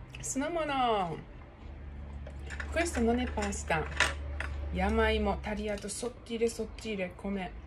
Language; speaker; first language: Italian; non-native, learner; Japanese